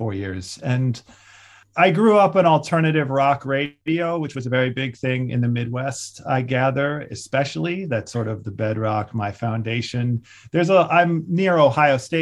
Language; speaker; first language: English; native; English